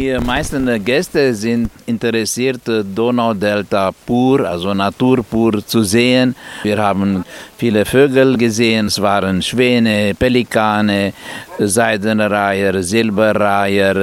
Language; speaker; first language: German; non-native, fluent; Romanian